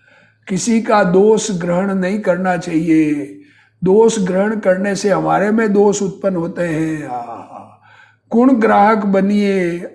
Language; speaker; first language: Hindi; native; Hindi